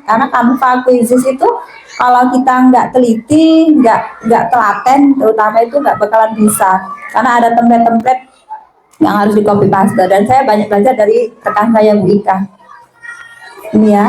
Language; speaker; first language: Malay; non-native, local second language; Javanese